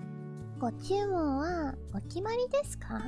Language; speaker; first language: Japanese; non-native, learner; English